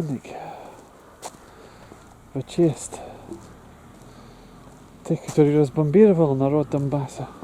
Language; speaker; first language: Russian; non-native, fluent; English